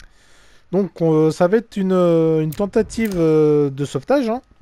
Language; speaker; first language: French; native; French